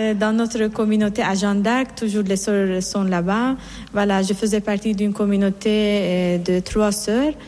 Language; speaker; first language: French; non-native, fluent; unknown